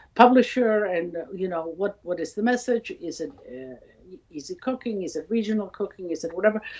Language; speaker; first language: English; non-native, fluent; Italian